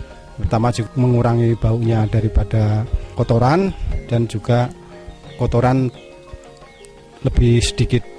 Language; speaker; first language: Indonesian; non-native, local second language; Javanese